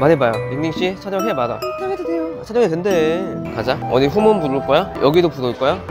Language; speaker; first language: Korean; native; Korean